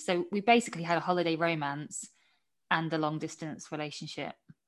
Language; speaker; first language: English; native; English